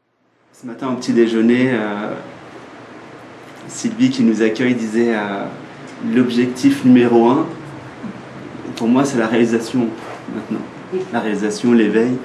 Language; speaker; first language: French; native; French